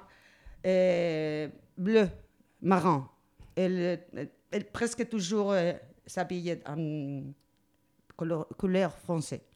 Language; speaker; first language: French; non-native, learner; Spanish